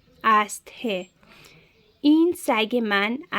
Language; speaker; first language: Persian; non-native, learner; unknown